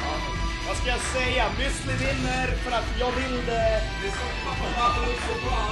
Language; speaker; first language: Swedish; native; Swedish